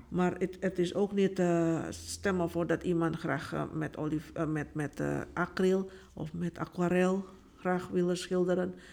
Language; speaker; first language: Dutch; non-native, fluent; Indonesian